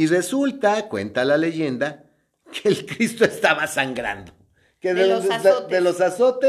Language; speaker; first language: Spanish; native; Spanish